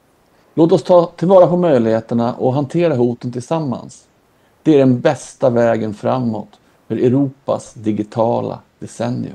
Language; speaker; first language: Swedish; native; Swedish